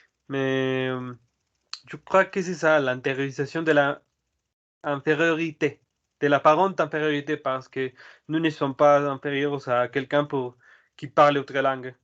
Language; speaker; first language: French; non-native, learner; Spanish